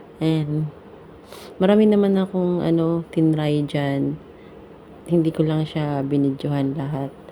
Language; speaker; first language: Filipino; non-native, local second language; Cebuano